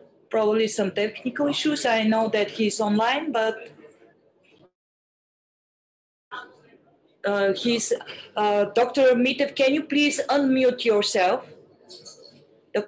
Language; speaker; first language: English; non-native, fluent; Bulgarian